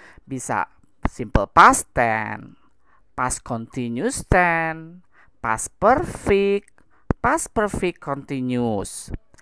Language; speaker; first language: English; non-native, fluent; Indonesian